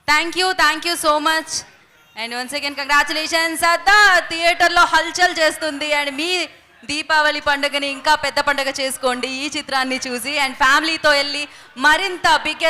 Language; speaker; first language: Telugu; native; Telugu